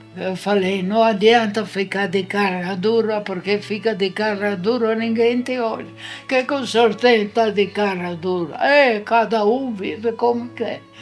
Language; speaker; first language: Portuguese; non-native, fluent; Italian